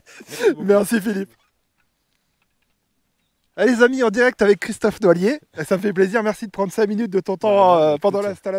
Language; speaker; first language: French; native; French